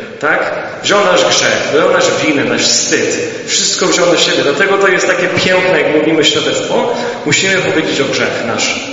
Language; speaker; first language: Polish; early bilingual, heritage; Polish